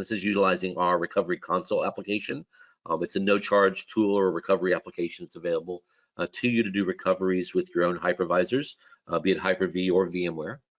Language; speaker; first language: English; native; English